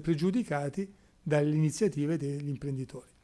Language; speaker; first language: Italian; native; Italian